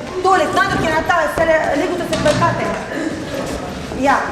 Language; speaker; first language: Estonian; non-native, learner; Russian